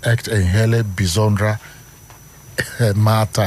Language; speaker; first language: Dutch; non-native, learner; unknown